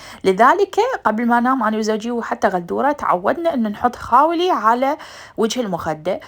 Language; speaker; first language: Arabic; native; Arabic